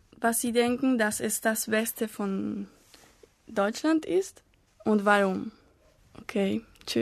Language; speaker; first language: German; non-native, learner; Spanish